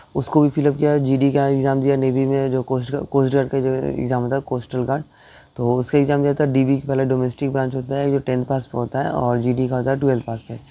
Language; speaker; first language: Hindi; non-native, local second language; Bangla